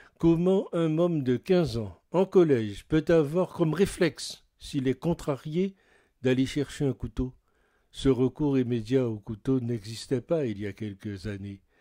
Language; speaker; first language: French; native; French